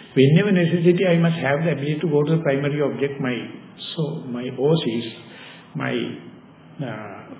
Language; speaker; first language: English; non-native, local second language; Sinhala